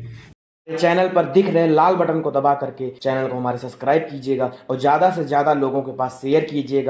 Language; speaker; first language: Hindi; native; Hindi